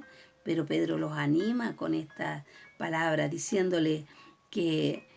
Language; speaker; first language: Spanish; native; Spanish